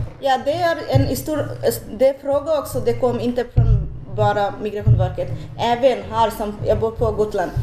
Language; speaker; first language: Swedish; non-native, learner; Bangla